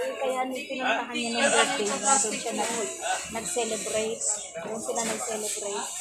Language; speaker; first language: Filipino; non-native, local second language; Cebuano